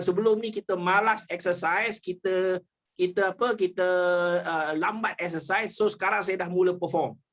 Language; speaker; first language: Malay; native; Malay